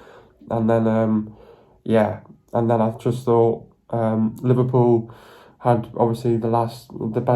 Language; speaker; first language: English; native; English